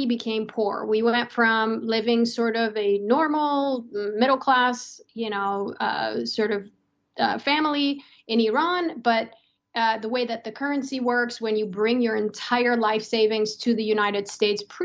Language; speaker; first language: English; non-native, fluent; Persian